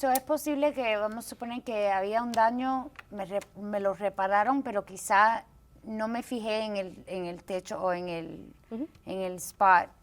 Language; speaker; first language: Spanish; early bilingual, heritage; Spanish